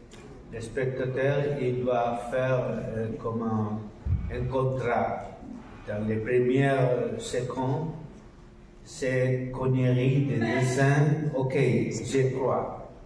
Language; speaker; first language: French; non-native, learner; Spanish